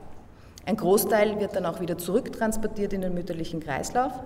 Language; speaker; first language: German; native; German